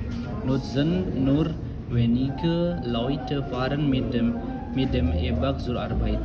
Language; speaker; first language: German; non-native, learner; Indonesian